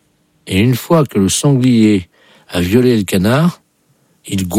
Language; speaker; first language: French; native; French